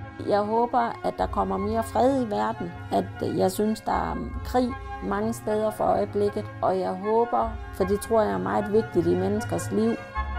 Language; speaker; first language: Danish; native; Danish